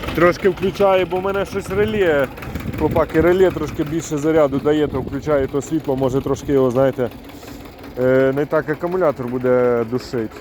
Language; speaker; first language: Ukrainian; native; Ukrainian